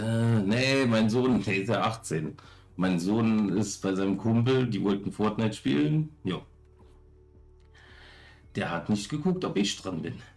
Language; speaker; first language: German; native; German